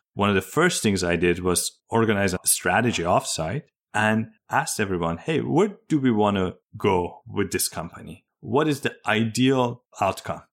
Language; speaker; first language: English; early bilingual, other home language; Persian